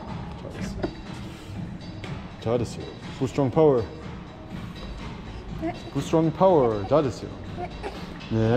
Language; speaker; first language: Korean; early bilingual, heritage; English